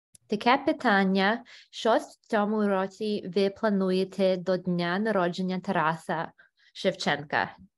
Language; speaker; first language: Ukrainian; early bilingual, other home language; English